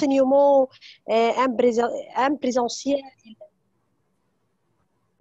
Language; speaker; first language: French; non-native, fluent; Arabic